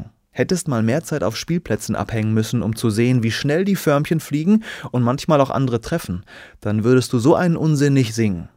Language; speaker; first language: German; native; German